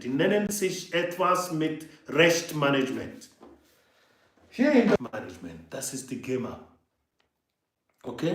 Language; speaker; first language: German; non-native, fluent; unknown